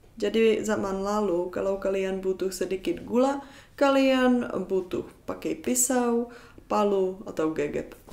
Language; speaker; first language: Indonesian; non-native, fluent; Czech